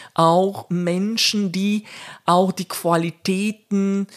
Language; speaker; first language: German; non-native, fluent; Portuguese